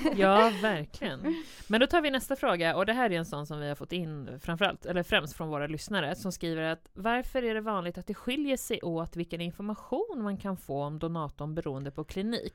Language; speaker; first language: Swedish; native; Swedish